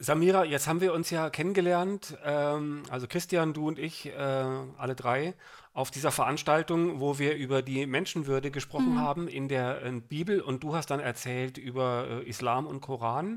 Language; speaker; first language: German; native; German